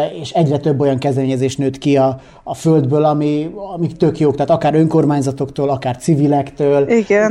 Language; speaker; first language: Hungarian; native; Hungarian